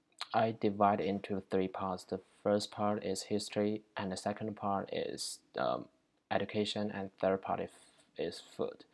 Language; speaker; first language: English; non-native, learner; Chinese